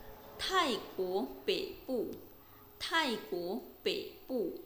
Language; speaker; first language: Chinese; non-native, fluent; Thai